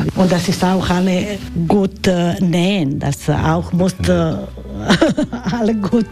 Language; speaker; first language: German; non-native, learner; Croatian